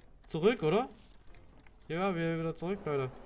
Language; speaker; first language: German; native; German